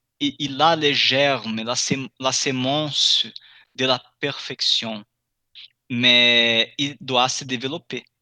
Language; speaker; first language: French; non-native, fluent; Portuguese